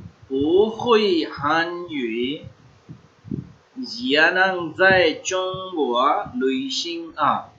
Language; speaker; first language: Chinese; non-native, fluent; Urdu